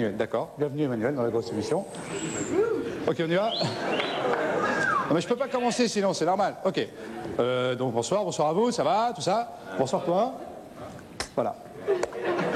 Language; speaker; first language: French; native; French